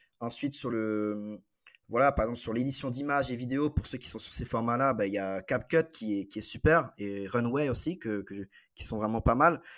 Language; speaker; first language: French; native; French